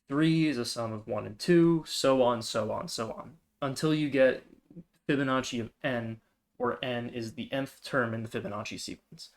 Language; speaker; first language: English; native; English